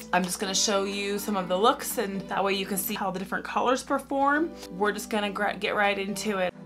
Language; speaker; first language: English; native; English